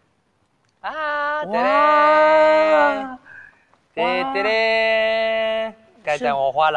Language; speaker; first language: Chinese; non-native, learner; Japanese